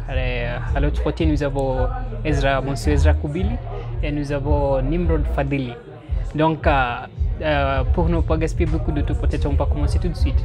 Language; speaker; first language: French; non-native, fluent; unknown